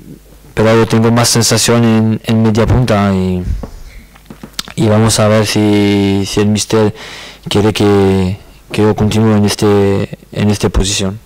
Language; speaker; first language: Spanish; non-native, learner; French